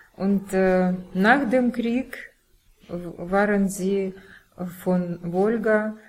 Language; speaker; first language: German; non-native, fluent; Russian